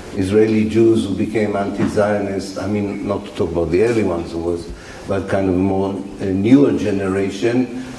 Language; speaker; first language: English; non-native, fluent; Arabic